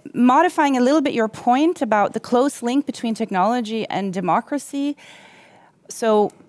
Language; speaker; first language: English; non-native, fluent; German